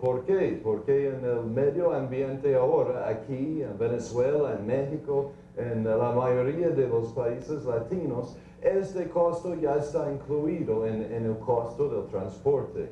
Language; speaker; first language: Spanish; non-native, fluent; English